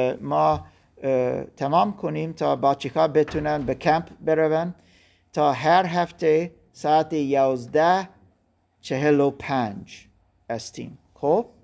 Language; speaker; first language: Persian; non-native, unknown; German